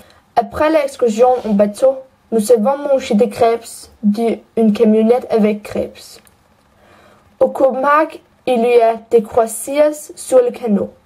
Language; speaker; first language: French; non-native, learner; Danish